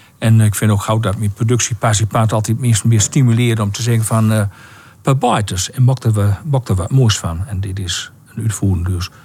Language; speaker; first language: Dutch; native; Dutch